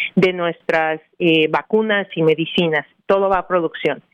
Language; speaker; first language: Spanish; native; Spanish